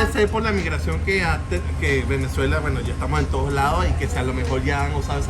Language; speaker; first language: Spanish; native; Spanish